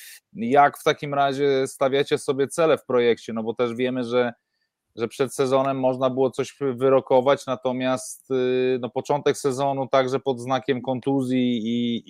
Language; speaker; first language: Polish; native; Polish